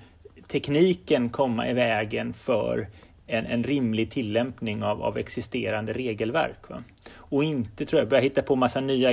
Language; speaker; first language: Swedish; native; Swedish